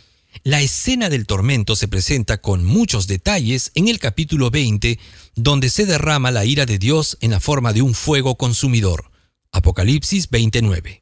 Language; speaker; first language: Spanish; native; Spanish